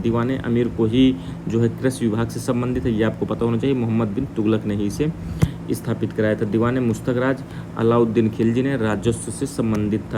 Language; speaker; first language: Hindi; native; Hindi